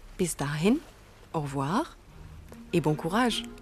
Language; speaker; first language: French; non-native, fluent; German